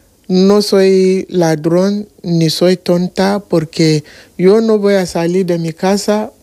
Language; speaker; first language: Spanish; non-native, learner; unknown